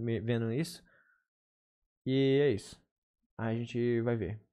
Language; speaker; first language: Portuguese; native; Portuguese